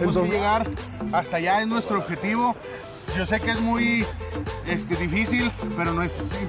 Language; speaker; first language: Spanish; native; Spanish